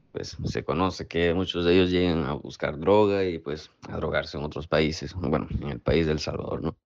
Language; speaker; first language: Spanish; native; Spanish